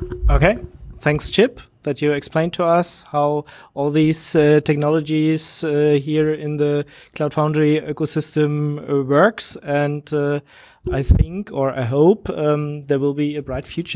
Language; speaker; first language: English; non-native, fluent; German